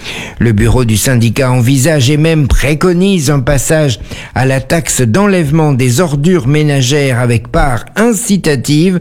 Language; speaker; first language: French; native; French